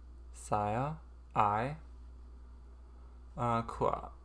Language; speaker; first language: Indonesian; non-native, learner; English